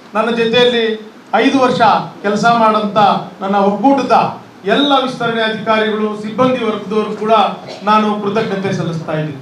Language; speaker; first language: Kannada; native; Kannada